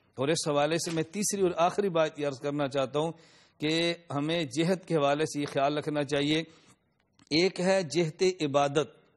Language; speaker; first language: Urdu; non-native, local second language; Punjabi